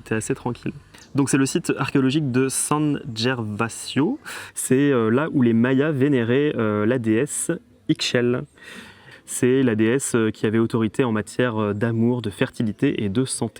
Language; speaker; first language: French; native; French